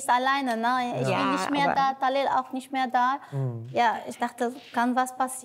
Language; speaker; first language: German; non-native, learner; Arabic